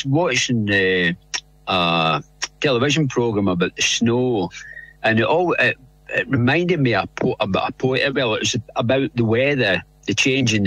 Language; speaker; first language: English; native; English